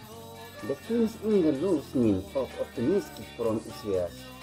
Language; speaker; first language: Swedish; non-native, learner; Tigrinya